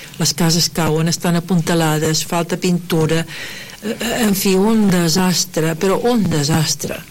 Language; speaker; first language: Catalan; early bilingual, heritage; Catalan